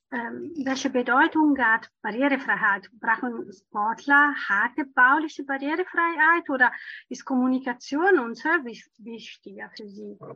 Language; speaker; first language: German; non-native, fluent; Italian